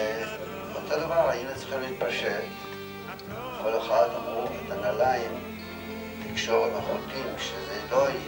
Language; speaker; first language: Hebrew; non-native, fluent; Yiddish